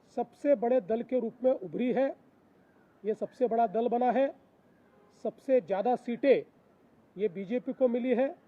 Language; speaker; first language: Hindi; non-native, local second language; Marathi